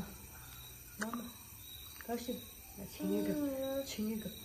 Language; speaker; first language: Chinese; non-native, learner; Nepali